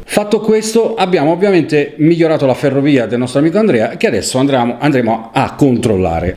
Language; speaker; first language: Italian; native; Italian